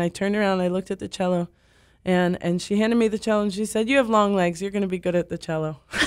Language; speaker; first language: English; native; English